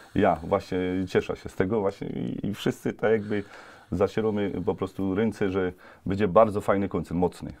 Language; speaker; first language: Polish; native; Polish